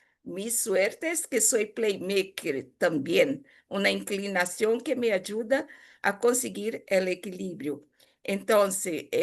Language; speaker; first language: Spanish; non-native, fluent; Portuguese